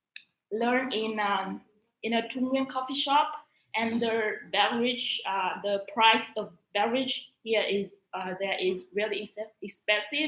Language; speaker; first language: English; non-native, learner; Vietnamese